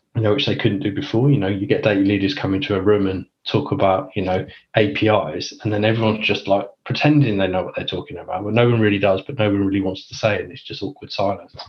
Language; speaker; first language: English; native; English